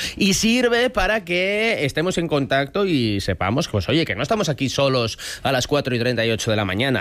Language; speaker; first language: Spanish; native; Spanish